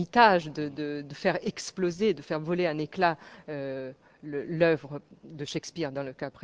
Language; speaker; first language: French; native; French